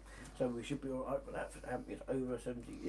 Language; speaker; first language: English; native; English